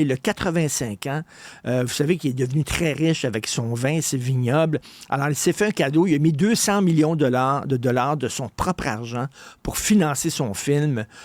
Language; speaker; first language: French; native; French